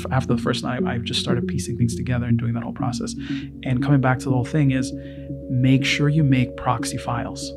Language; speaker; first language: English; native; English